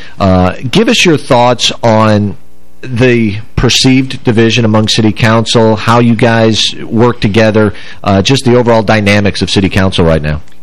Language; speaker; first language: English; native; English